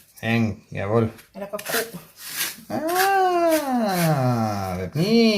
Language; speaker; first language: Thai; non-native, learner; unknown